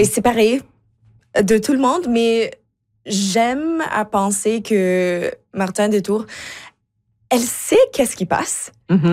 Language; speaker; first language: French; non-native, local second language; English